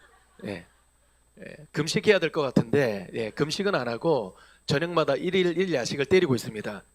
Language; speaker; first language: Korean; native; Korean